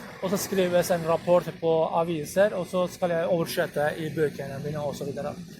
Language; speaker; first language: Swedish; non-native, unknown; Turkish